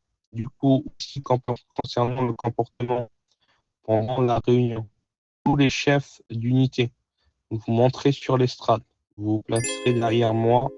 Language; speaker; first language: French; native; French